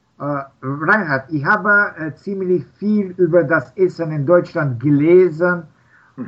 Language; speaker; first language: German; non-native, learner; Russian